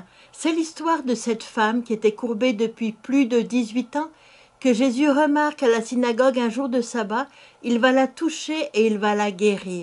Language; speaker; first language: French; native; French